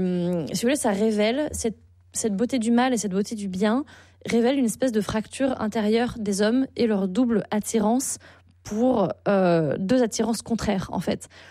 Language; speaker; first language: French; native; French